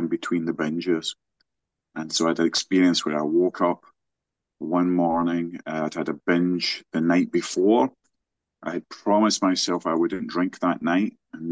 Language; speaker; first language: English; native; English